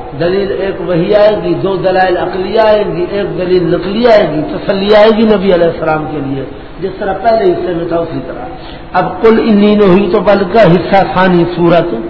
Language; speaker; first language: Urdu; non-native, local second language; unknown